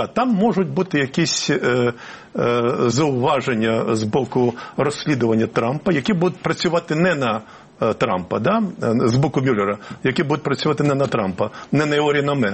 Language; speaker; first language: Ukrainian; native; Ukrainian